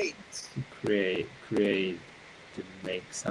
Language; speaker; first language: English; non-native, learner; Japanese